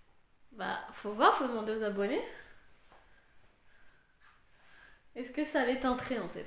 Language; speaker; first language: French; native; French